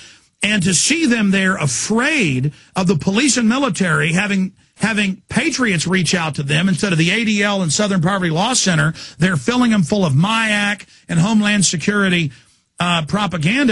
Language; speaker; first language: English; native; English